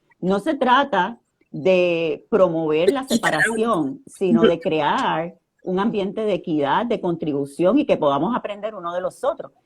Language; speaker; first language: Spanish; native; Spanish